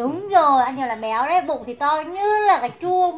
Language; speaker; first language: Vietnamese; native; Vietnamese